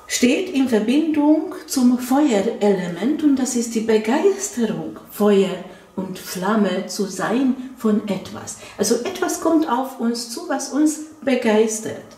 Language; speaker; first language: German; non-native, fluent; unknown